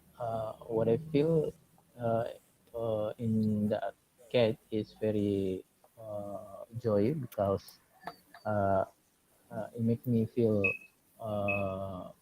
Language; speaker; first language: English; non-native, learner; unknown